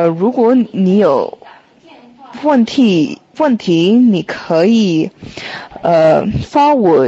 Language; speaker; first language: Chinese; non-native, learner; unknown